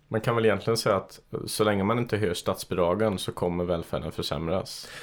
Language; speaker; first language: Swedish; native; Swedish